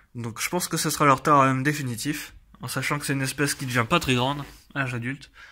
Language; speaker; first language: French; native; French